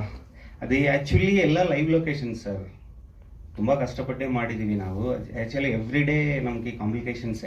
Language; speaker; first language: Kannada; non-native, learner; Telugu